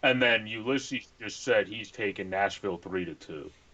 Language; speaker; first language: English; native; English